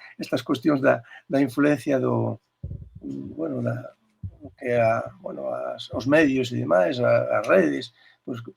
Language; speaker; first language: Galician; native; Galician